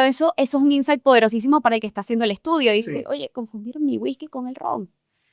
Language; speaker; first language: Spanish; native; Spanish